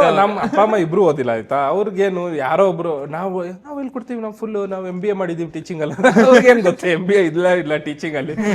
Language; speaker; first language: Kannada; non-native, local second language; Marwari